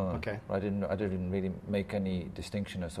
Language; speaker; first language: English; native; English